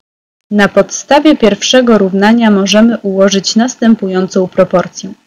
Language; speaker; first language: Polish; native; Polish